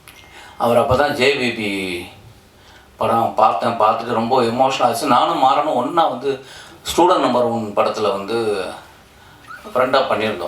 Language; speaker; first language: Tamil; native; Tamil